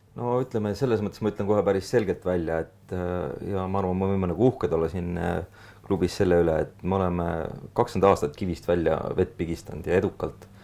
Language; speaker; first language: Estonian; native; Estonian